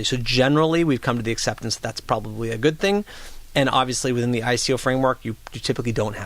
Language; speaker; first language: English; native; English